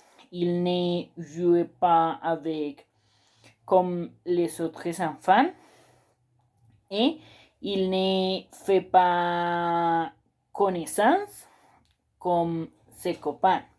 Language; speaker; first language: French; non-native, learner; Spanish